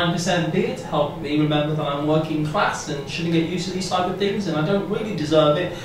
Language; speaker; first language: English; native; English